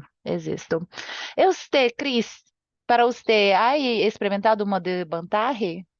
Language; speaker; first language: Spanish; non-native, learner; Portuguese